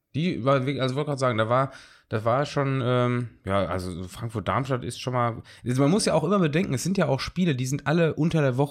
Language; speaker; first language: German; native; German